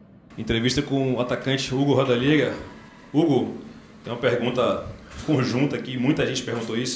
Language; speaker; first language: Portuguese; native; Portuguese